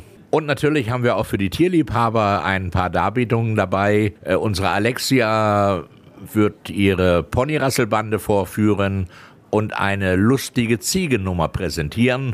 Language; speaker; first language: German; native; German